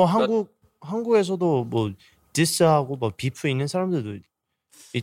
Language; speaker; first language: Korean; early bilingual, heritage; Korean